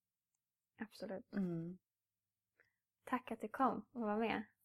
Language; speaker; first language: Swedish; native; Swedish